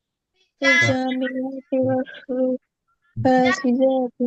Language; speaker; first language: Arabic; non-native, learner; Bangla